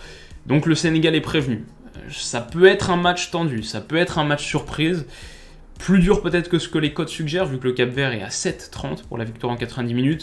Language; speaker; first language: French; native; French